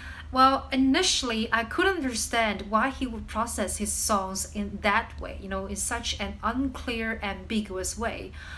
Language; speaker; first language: English; non-native, fluent; Chinese